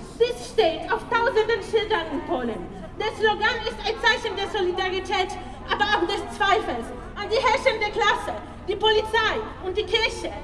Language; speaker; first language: German; non-native, fluent; Polish